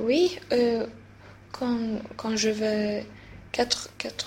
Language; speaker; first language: French; non-native, learner; Swedish